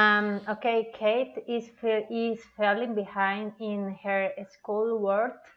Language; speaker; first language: English; non-native, learner; Spanish